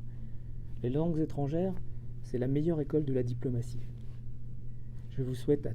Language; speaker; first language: French; native; French